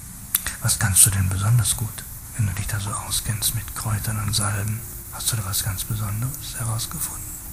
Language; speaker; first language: German; native; German